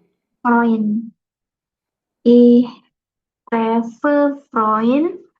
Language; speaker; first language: German; non-native, learner; Indonesian